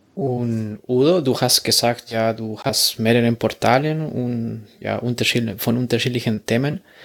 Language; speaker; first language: German; non-native, fluent; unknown